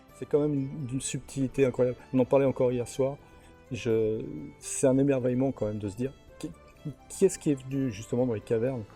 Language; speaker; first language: French; native; French